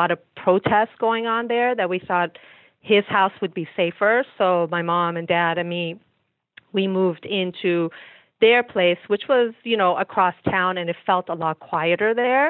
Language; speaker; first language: English; early bilingual, other home language; Persian